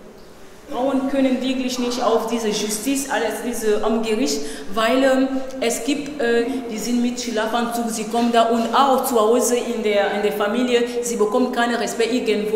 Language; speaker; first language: German; non-native, learner; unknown